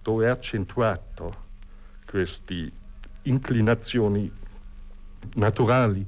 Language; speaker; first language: Italian; non-native, fluent; German